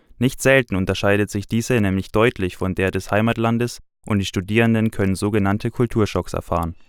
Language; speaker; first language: German; native; German